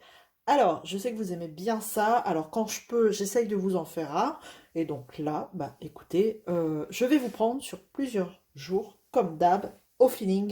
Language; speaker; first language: French; native; French